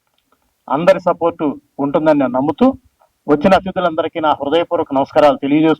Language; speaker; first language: Telugu; native; Telugu